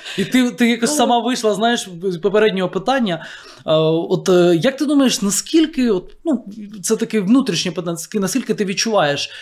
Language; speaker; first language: Ukrainian; native; Ukrainian